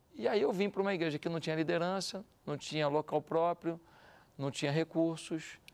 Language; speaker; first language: Portuguese; native; Portuguese